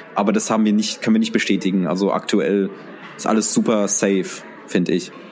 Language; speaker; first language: German; early bilingual, other home language; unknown